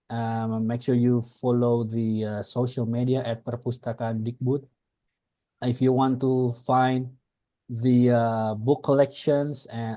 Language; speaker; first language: English; non-native, fluent; Indonesian